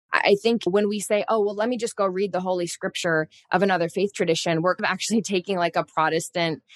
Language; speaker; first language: English; native; English